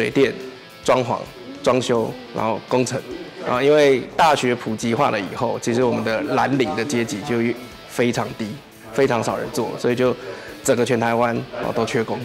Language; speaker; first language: Chinese; native; Chinese